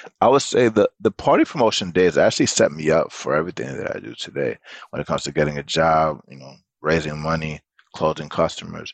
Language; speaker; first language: English; native; English